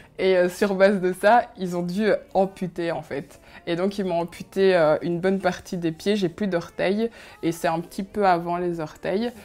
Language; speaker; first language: French; early bilingual, other home language; Kinyarwanda